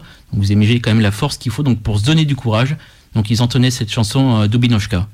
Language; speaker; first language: French; native; French